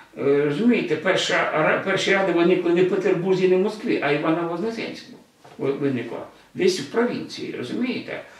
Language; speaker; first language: Ukrainian; non-native, local second language; Russian